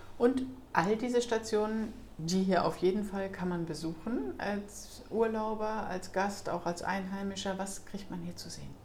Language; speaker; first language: German; native; German